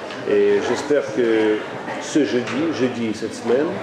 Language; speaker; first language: French; non-native, fluent; Russian